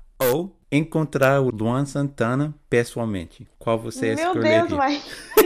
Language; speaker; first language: Portuguese; non-native, fluent; English